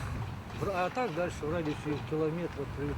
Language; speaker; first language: Russian; native; Russian